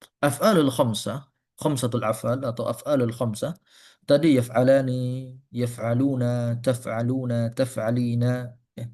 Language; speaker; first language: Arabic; non-native, fluent; Indonesian